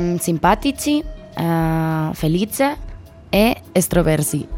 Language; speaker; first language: Italian; non-native, learner; Spanish